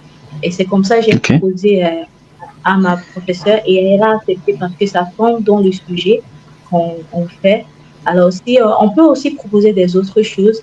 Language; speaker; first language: French; non-native, fluent; Igbo